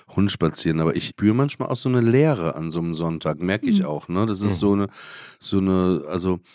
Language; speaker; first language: German; native; German